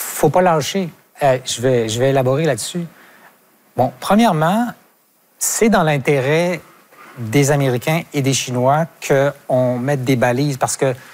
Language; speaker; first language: French; native; French